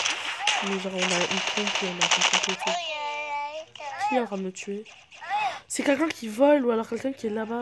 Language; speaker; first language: French; native; French